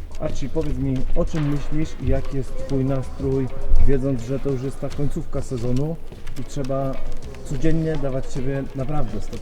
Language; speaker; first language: Polish; native; Polish